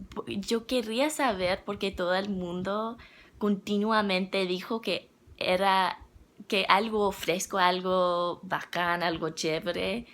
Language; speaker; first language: Spanish; non-native, learner; English